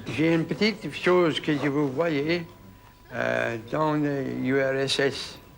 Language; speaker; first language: French; non-native, fluent; English